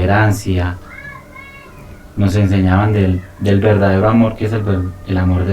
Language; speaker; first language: Spanish; native; Spanish